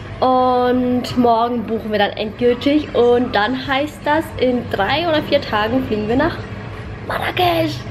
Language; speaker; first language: German; early bilingual, other home language; Vietnamese